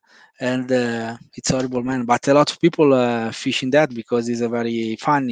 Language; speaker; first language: English; non-native, fluent; Italian